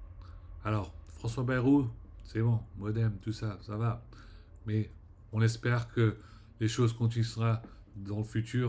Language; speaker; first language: French; early bilingual, heritage; French